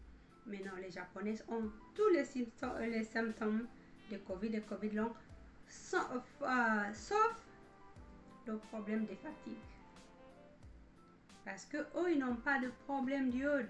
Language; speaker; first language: French; non-native, fluent; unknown